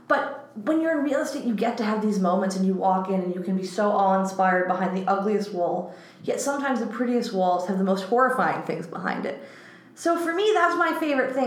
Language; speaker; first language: English; native; English